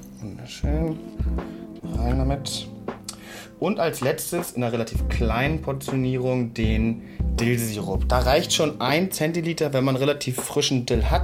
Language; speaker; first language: German; native; German